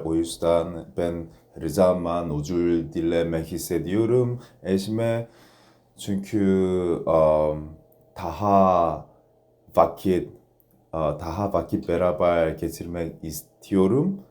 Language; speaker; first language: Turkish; non-native, learner; Korean